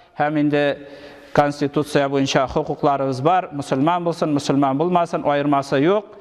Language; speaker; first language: Tatar; native; Tatar